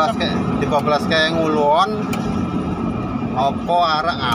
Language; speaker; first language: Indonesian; non-native, local second language; Javanese